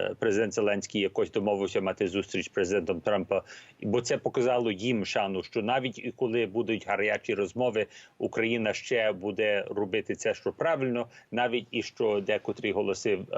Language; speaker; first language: Ukrainian; early bilingual, heritage; Ukrainian